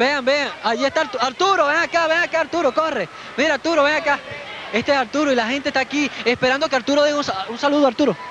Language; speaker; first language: Spanish; native; Spanish